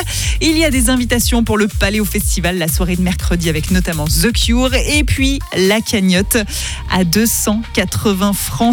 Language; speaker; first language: French; native; French